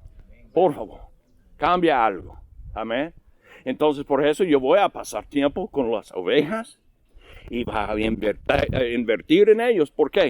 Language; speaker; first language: Spanish; non-native, learner; English